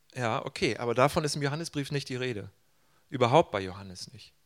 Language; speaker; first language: German; native; German